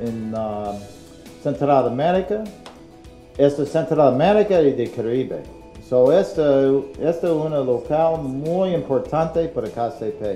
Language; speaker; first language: Spanish; non-native, learner; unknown